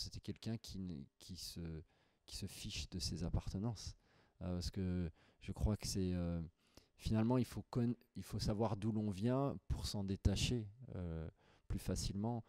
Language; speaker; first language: French; native; French